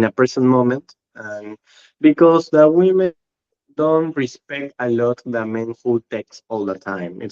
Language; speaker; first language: English; non-native, learner; Spanish